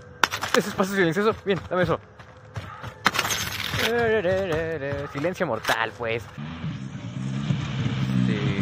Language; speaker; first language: Spanish; native; Spanish